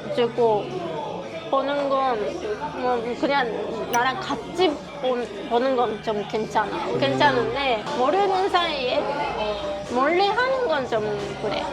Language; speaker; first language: Korean; non-native, fluent; Japanese